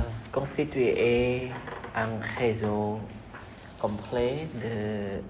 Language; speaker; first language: French; non-native, learner; Khmer